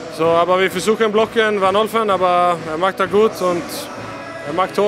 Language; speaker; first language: German; non-native, learner; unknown